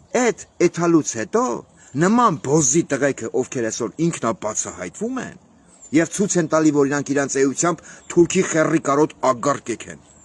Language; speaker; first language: Armenian; native; Armenian